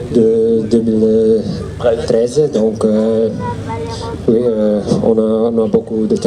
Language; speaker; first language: French; non-native, learner; Dutch